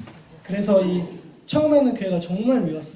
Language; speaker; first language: Korean; native; Korean